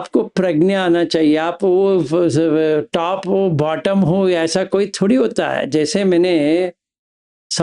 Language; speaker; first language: Hindi; native; Hindi